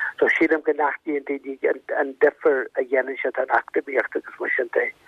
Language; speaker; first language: Irish; native; Irish